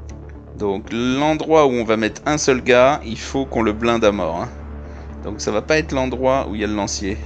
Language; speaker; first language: French; native; French